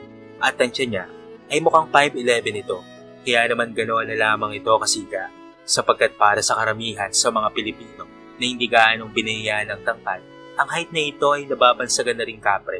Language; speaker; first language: Filipino; native; Filipino